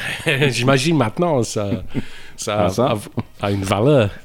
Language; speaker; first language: French; non-native, learner; English